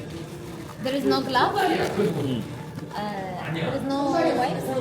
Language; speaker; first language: English; non-native, learner; Arabic